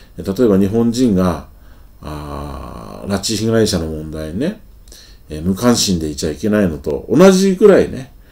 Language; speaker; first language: Japanese; native; Japanese